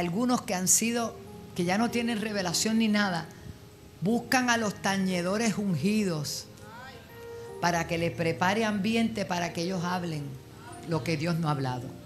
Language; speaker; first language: Spanish; native; Spanish